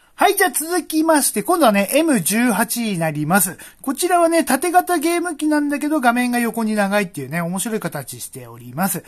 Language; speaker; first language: Japanese; native; Japanese